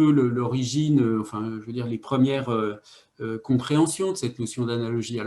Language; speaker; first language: French; native; French